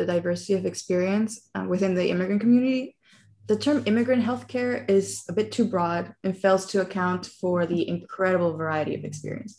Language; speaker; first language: English; non-native, fluent; Spanish